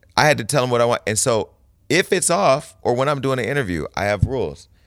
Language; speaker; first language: English; native; English